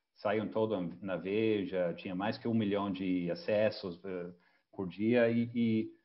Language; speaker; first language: Portuguese; non-native, fluent; English